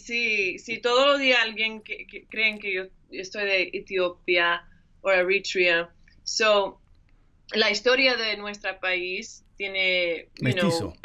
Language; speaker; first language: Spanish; early bilingual, heritage; English